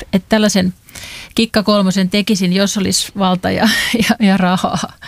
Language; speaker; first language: Finnish; native; Finnish